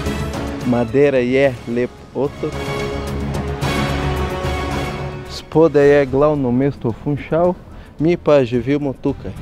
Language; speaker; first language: Slovenian; non-native, learner; Portuguese